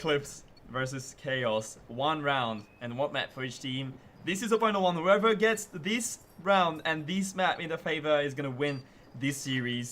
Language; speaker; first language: English; non-native, fluent; French